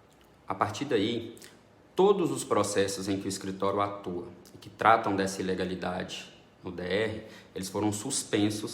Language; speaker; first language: Portuguese; native; Portuguese